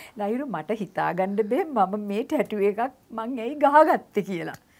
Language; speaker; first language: Sinhala; native; Sinhala